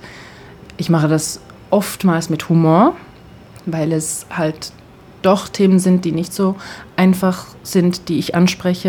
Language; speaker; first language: German; early bilingual, other home language; Turkish